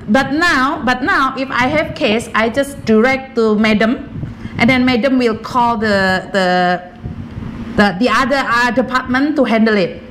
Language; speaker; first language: English; non-native, learner; Javanese